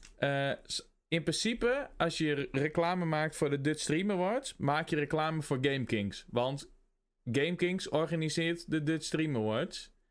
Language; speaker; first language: Dutch; native; Dutch